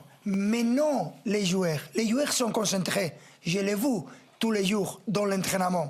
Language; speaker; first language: French; non-native, fluent; Spanish